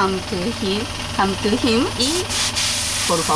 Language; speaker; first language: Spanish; non-native, learner; Japanese